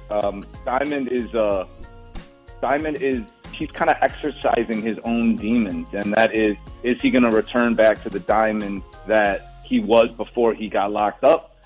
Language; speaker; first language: English; native; English